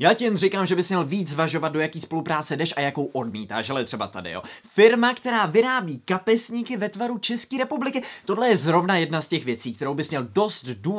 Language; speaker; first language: Czech; native; Czech